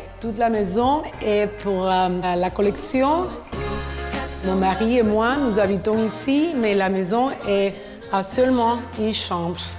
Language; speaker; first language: French; non-native, fluent; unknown